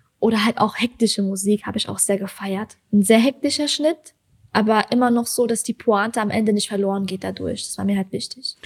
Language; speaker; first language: German; early bilingual, other home language; Persian